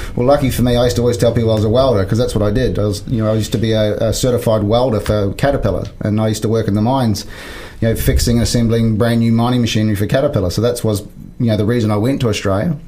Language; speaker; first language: English; native; English